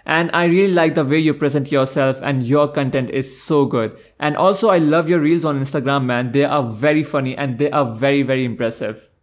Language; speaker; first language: English; non-native, local second language; Hindi